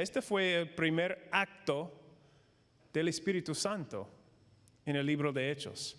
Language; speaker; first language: Spanish; non-native, fluent; English